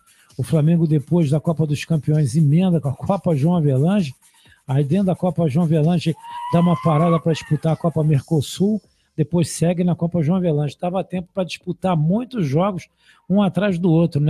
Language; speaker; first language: Portuguese; native; Portuguese